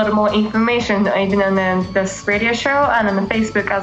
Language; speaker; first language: English; non-native, fluent; Japanese